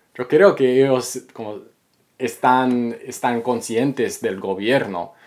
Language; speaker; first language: Spanish; native; Spanish